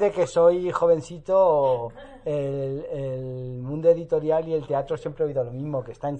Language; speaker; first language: Spanish; native; Spanish